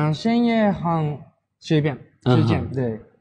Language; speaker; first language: Chinese; non-native, learner; Japanese